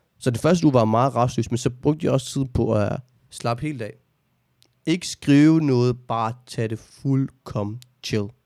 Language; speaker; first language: Danish; early bilingual, other home language; Arabic